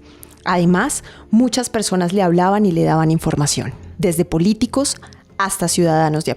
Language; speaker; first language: Spanish; native; Spanish